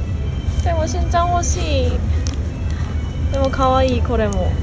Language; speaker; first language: Japanese; non-native, fluent; Korean